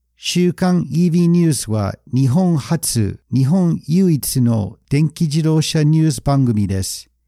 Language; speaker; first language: Japanese; non-native, fluent; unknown